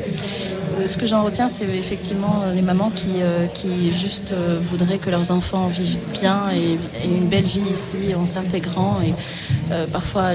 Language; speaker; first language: French; non-native, local second language; Arabic